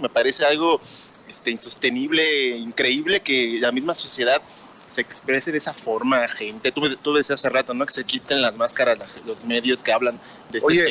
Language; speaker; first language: Spanish; native; Spanish